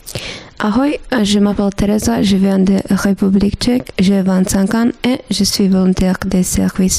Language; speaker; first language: French; non-native, fluent; Czech